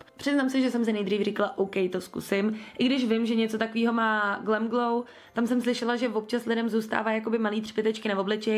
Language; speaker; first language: Czech; native; Czech